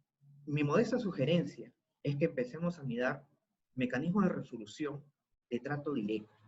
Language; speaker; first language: Spanish; native; Spanish